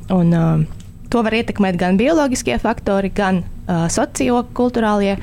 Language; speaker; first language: Latvian; native; Latvian